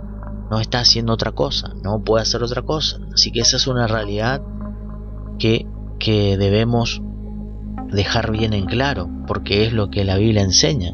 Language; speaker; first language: Spanish; native; Spanish